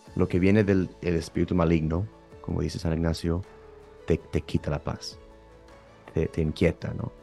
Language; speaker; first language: Spanish; early bilingual, heritage; Spanish